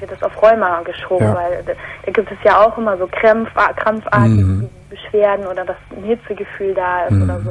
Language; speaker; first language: German; native; German